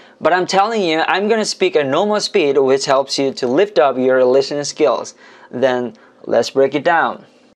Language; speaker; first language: English; non-native, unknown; Korean